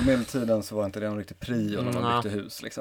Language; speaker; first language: Swedish; native; Swedish